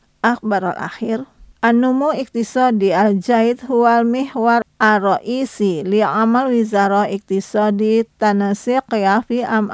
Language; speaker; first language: Arabic; non-native, fluent; Indonesian